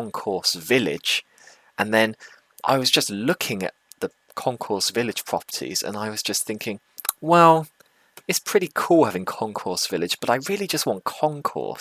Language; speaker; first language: English; native; English